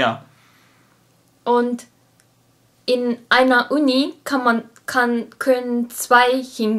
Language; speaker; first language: German; non-native, learner; Japanese